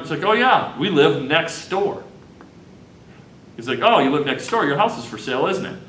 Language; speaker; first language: English; native; English